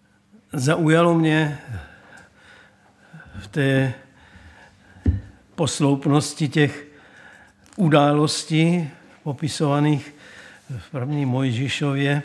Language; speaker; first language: Czech; native; Czech